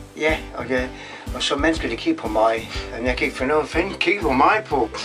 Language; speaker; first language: Danish; non-native, learner; Polish